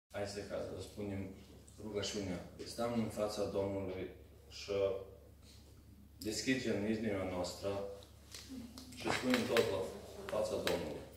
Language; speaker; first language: Romanian; non-native, learner; Serbian